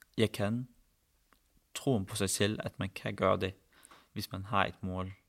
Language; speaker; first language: Danish; non-native, fluent; Arabic